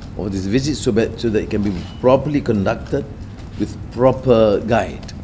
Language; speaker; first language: English; non-native, local second language; Malay